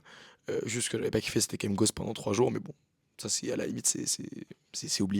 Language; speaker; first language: French; native; French